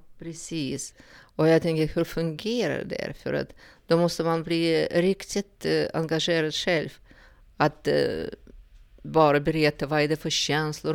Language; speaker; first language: Swedish; non-native, fluent; Russian